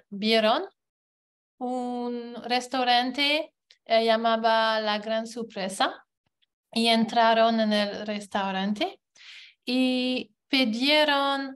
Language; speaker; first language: Spanish; non-native, learner; English